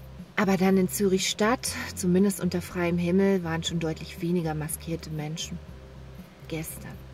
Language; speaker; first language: German; native; German